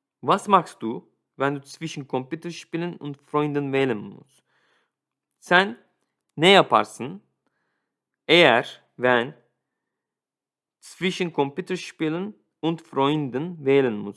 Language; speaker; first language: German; non-native, fluent; Turkish